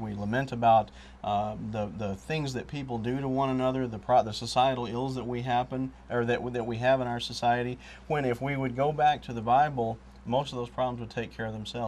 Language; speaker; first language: English; native; English